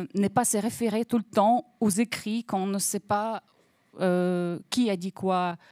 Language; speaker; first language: French; non-native, fluent; Russian